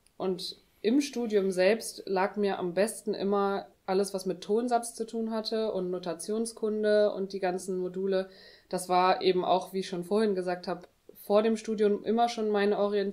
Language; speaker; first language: German; native; German